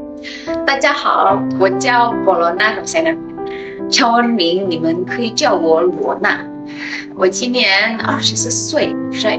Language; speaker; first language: Chinese; non-native, fluent; Indonesian